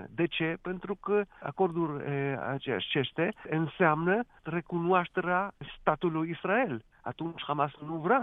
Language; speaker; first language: Romanian; non-native, fluent; Hebrew